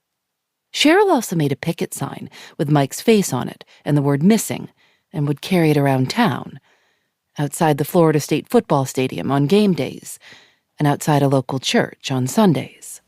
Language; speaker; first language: English; native; English